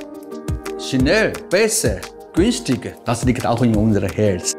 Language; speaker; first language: German; non-native, learner; Chinese